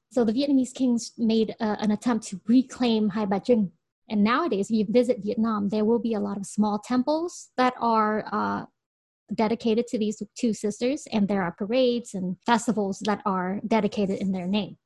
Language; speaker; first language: English; early bilingual, other home language; Vietnamese